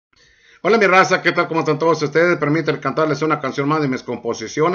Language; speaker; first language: Spanish; native; Spanish